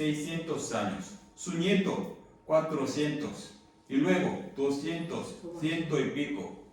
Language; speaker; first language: Spanish; non-native, fluent; Korean